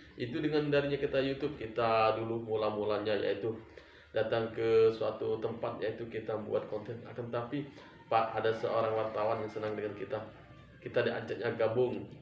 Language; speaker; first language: Indonesian; non-native, local second language; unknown